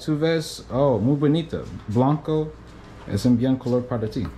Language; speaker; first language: Spanish; non-native, learner; English